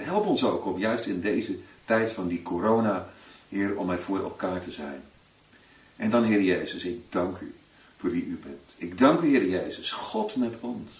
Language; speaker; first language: Dutch; native; Dutch